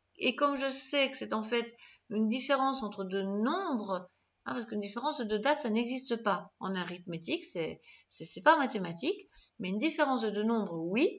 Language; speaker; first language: French; native; French